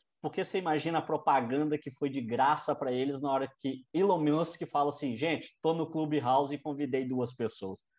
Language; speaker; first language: Portuguese; native; Portuguese